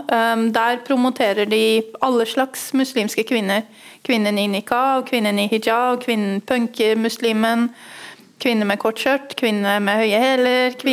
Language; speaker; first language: Norwegian; early bilingual, other home language; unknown